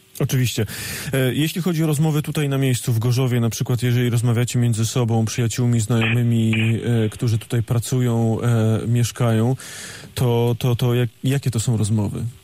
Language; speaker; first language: Polish; native; Polish